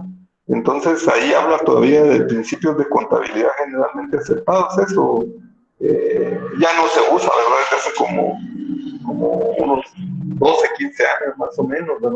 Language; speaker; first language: Spanish; native; Spanish